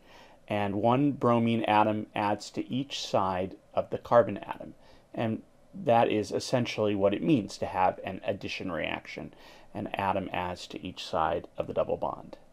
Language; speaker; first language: English; native; English